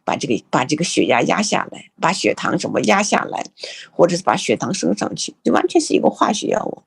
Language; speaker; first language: Chinese; native; Chinese